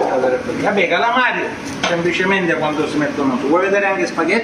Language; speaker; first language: Italian; native; Italian